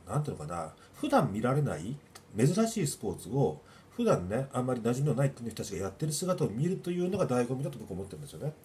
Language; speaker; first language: Japanese; native; Japanese